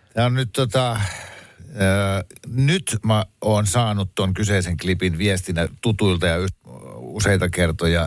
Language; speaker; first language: Finnish; native; Finnish